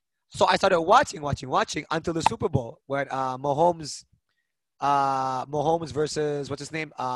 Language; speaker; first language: English; early bilingual, other home language; Indonesian